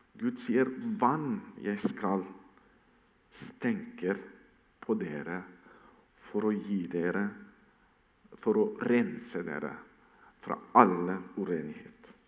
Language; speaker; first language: Norwegian; non-native, fluent; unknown